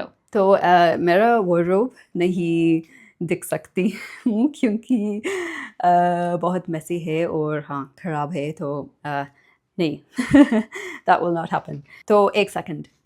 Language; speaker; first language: Hindi; non-native, learner; English